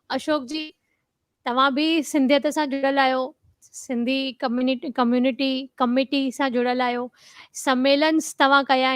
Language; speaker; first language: Sindhi; early bilingual, heritage; Sindhi